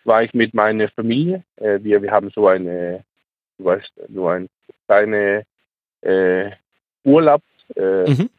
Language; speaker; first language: German; non-native, learner; Danish